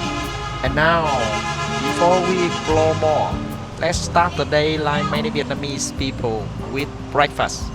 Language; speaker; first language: English; non-native, fluent; Vietnamese